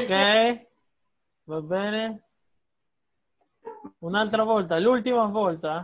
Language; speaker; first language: Italian; non-native, fluent; Spanish